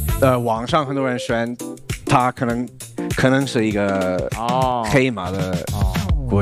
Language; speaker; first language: Chinese; non-native, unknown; English